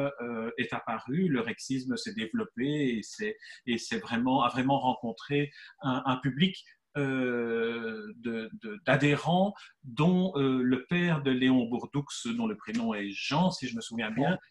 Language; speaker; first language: French; native; French